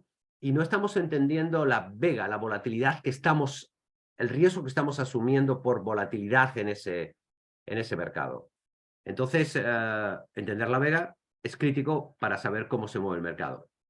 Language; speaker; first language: Spanish; native; Spanish